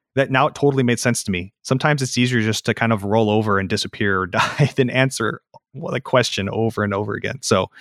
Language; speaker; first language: English; native; English